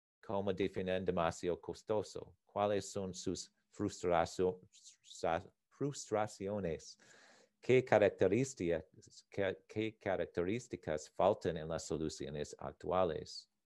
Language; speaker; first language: Spanish; non-native, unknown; English